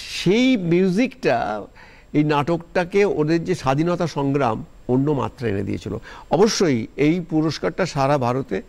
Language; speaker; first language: Bangla; native; Bangla